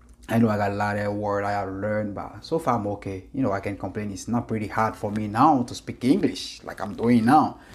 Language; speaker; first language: English; non-native, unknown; French